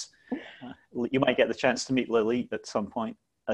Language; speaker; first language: English; native; English